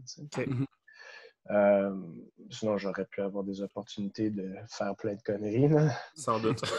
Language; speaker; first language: French; native; French